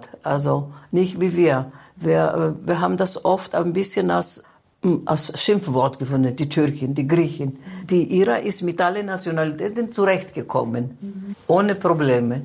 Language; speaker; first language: German; non-native, fluent; Greek